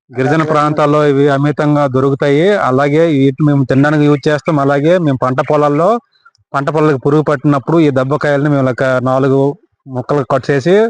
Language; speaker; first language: Telugu; non-native, local second language; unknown